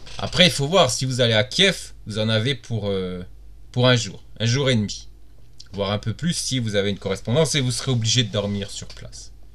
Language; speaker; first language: French; native; French